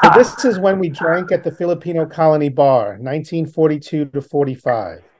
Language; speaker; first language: English; native; English